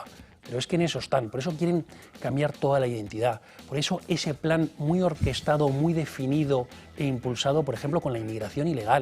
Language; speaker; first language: Spanish; native; Spanish